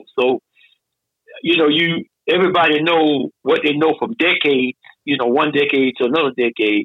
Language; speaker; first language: English; native; English